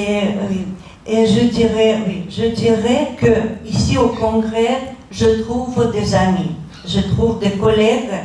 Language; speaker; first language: French; non-native, fluent; Russian